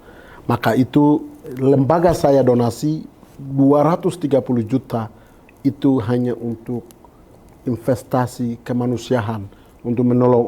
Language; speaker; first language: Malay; non-native, local second language; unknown